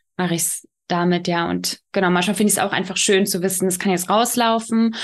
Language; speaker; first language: German; early bilingual, other home language; Polish